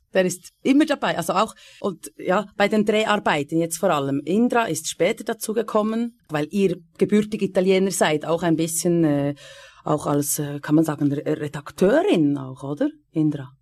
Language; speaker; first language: German; native; German